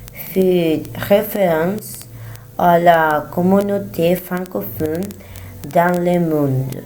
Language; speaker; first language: French; non-native, learner; Spanish